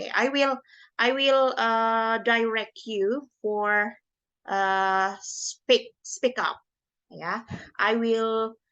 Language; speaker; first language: English; non-native, learner; Indonesian